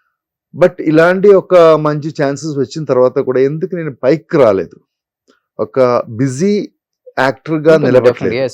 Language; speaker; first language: Telugu; non-native, learner; Malayalam